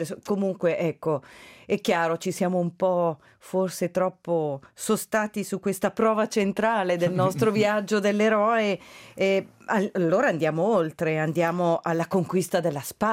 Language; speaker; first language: Italian; native; Italian